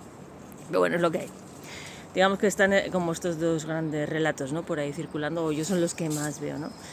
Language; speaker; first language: Spanish; native; Spanish